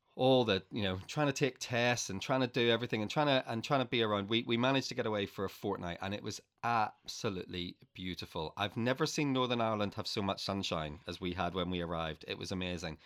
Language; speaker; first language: English; native; English